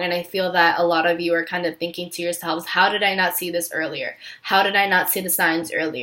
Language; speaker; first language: English; native; English